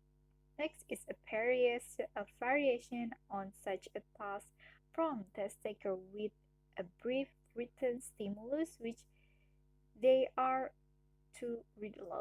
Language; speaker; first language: English; non-native, learner; Indonesian